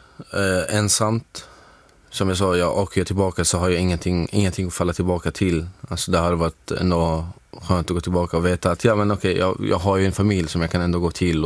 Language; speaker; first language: Swedish; non-native, fluent; Arabic